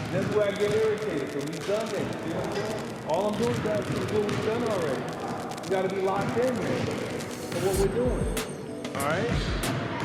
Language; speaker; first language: English; native; English